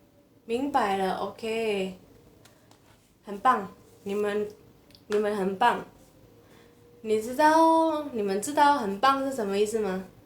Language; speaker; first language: Chinese; non-native, fluent; Indonesian